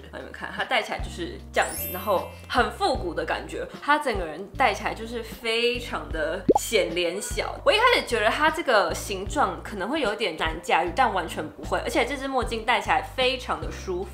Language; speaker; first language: Chinese; native; Chinese